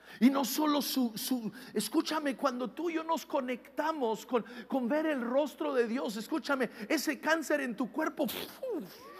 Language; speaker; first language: Spanish; non-native, fluent; English